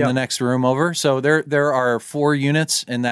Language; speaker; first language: English; native; English